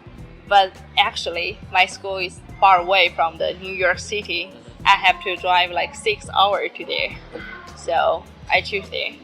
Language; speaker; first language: English; non-native, learner; Chinese